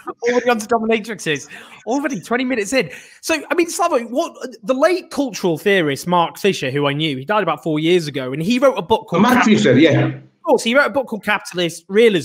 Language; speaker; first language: English; native; English